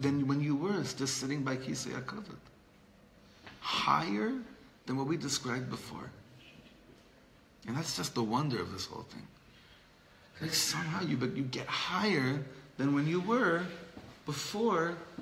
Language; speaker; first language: English; native; English